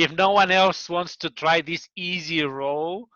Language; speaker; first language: English; non-native, fluent; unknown